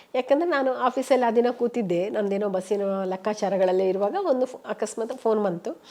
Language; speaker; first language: Kannada; non-native, local second language; Tulu